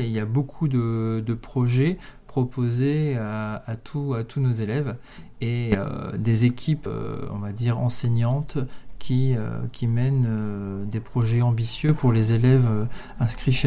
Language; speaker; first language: French; native; French